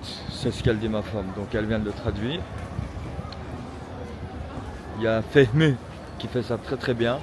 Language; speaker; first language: French; early bilingual, heritage; Turkish